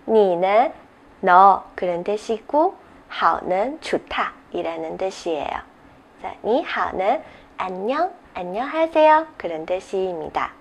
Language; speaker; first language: Korean; non-native, fluent; Chinese